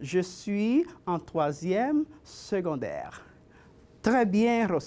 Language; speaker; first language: French; non-native, fluent; Spanish